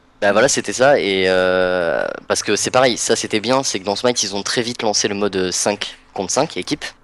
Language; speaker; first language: French; native; French